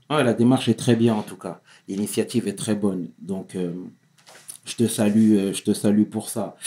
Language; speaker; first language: French; native; French